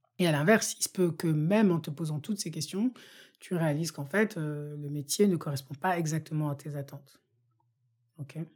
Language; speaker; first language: French; non-native, local second language; Bambara